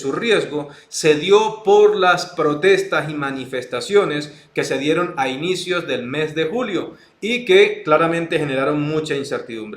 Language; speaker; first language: Spanish; native; Spanish